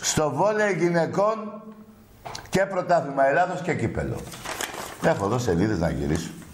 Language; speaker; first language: Greek; native; Greek